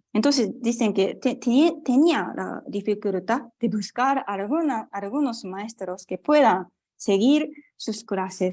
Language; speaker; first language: Spanish; non-native, fluent; Japanese